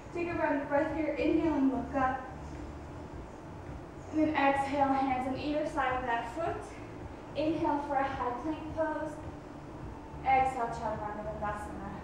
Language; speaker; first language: English; native; English